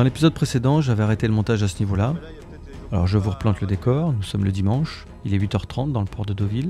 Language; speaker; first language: French; native; French